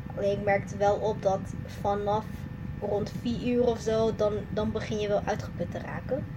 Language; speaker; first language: Dutch; non-native, fluent; Malay